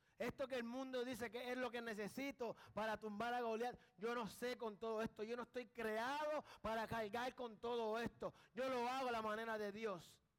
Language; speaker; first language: Spanish; early bilingual, heritage; Spanish